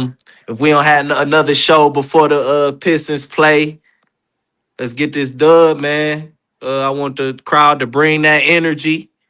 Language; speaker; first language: English; native; English